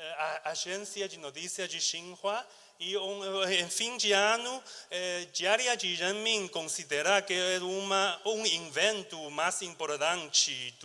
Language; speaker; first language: Portuguese; non-native, learner; Chinese